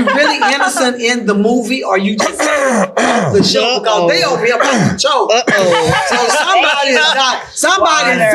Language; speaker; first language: English; native; English